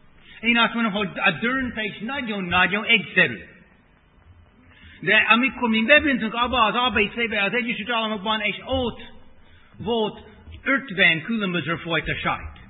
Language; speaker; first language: Hungarian; non-native, fluent; English